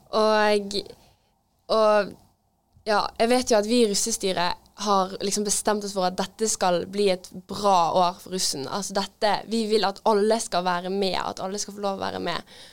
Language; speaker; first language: Norwegian; native; Norwegian